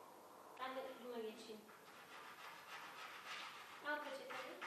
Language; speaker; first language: Turkish; native; Turkish